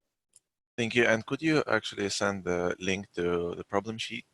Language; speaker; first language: English; non-native, fluent; Russian